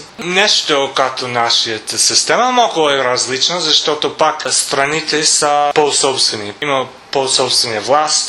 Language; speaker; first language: Bulgarian; non-native, learner; English